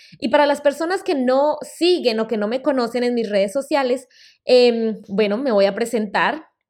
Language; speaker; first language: Spanish; native; Spanish